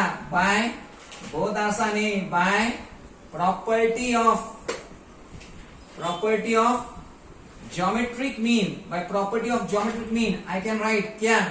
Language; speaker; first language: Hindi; non-native, local second language; Marathi